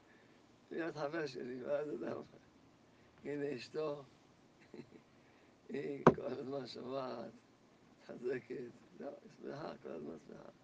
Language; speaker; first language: Hebrew; early bilingual, other home language; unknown